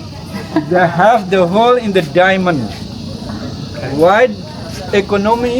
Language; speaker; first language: English; non-native, learner; Indonesian